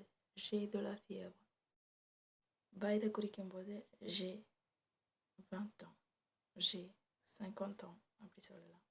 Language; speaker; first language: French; non-native, fluent; Tamil